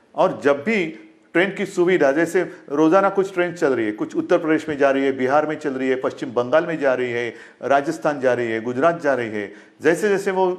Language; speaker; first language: Hindi; non-native, local second language; Marathi